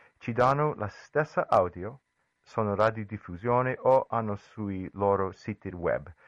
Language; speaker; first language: Italian; non-native, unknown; English